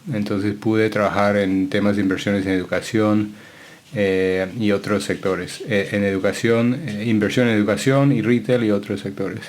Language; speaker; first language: Spanish; non-native, fluent; English